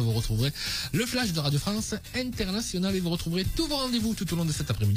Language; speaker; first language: French; native; French